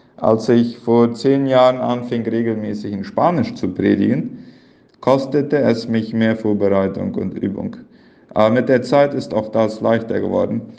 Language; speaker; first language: German; early bilingual, heritage; Plautdietsch